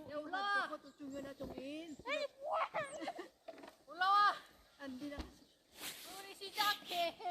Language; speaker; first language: Korean; early bilingual, other home language; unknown